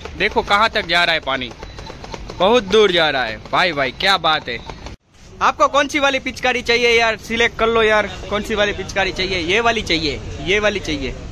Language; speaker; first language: Hindi; non-native, local second language; Gujarati